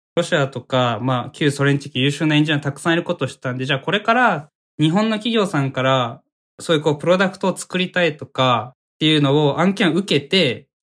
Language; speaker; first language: Japanese; native; Japanese